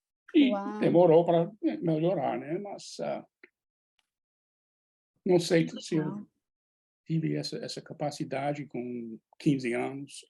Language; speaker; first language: Portuguese; non-native, fluent; English